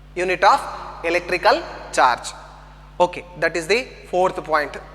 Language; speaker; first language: English; non-native, local second language; Kannada